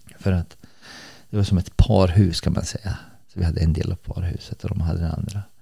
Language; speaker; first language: Swedish; early bilingual, other home language; Bosnian